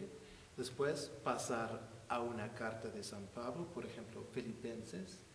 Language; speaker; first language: Spanish; non-native, fluent; English